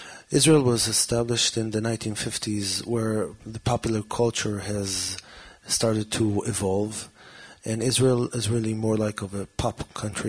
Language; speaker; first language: English; early bilingual, other home language; Hebrew